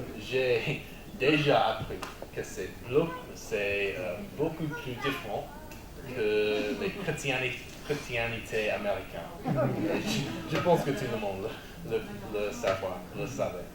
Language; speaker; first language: French; non-native, learner; English